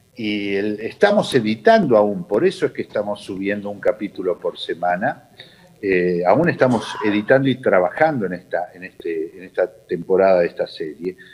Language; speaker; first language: Spanish; native; Spanish